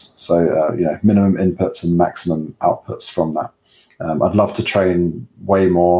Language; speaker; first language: English; native; English